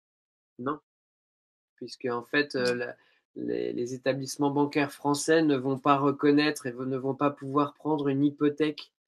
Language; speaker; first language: French; native; French